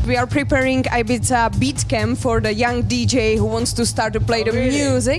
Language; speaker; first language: English; non-native, fluent; Czech